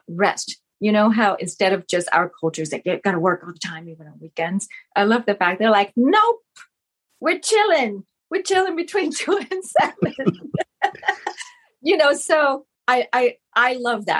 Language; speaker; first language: English; non-native, fluent; Vietnamese